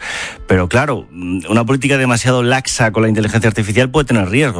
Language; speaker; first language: Spanish; native; Spanish